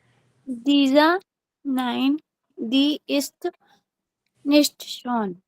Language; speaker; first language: German; non-native, learner; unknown